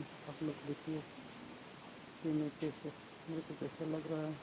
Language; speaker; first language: Hindi; non-native, local second language; Santali